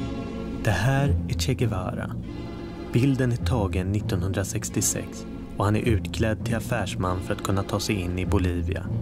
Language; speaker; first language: Swedish; native; Swedish